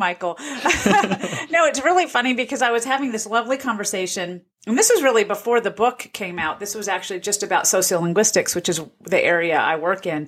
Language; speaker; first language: English; native; English